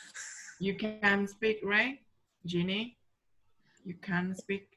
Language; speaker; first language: English; non-native, learner; Vietnamese